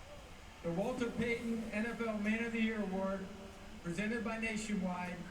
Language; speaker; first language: English; native; English